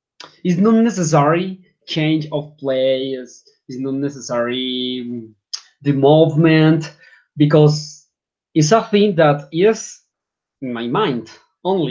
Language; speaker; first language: English; non-native, learner; Spanish